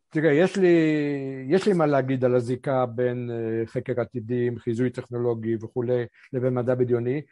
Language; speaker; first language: Hebrew; early bilingual, other home language; Polish